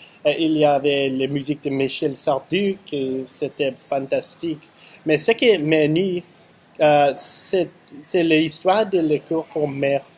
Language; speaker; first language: French; non-native, learner; English